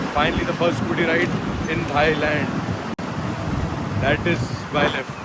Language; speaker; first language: English; non-native, local second language; Hindi